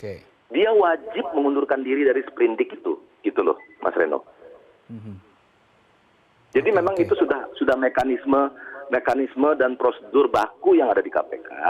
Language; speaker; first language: Indonesian; native; Indonesian